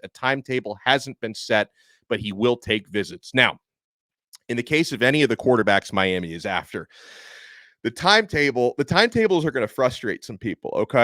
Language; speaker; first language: English; native; English